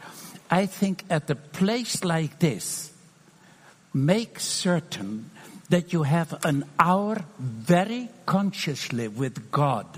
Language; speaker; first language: English; non-native, fluent; Dutch